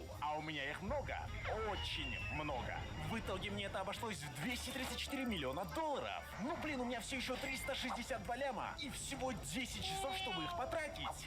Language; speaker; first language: Russian; native; Russian